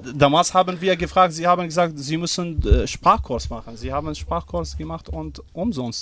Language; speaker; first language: German; non-native, learner; Arabic